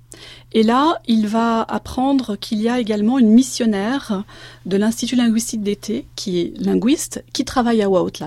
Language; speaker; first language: French; native; French